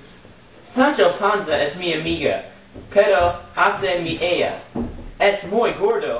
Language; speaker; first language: Spanish; non-native, learner; English